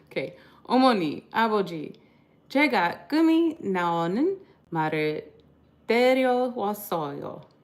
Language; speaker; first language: Korean; non-native, learner; English